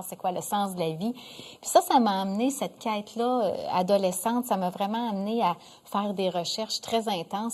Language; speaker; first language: French; native; French